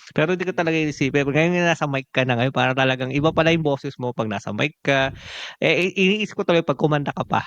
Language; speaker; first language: Filipino; native; Filipino